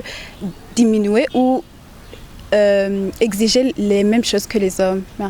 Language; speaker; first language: French; non-native, local second language; Rundi